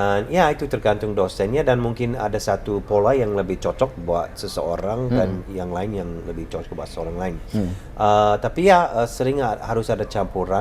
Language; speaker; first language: Indonesian; non-native, fluent; English